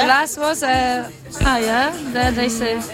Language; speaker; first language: English; non-native, learner; German